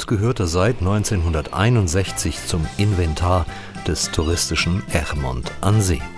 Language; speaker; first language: German; native; German